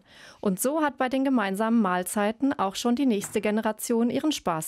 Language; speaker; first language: German; native; German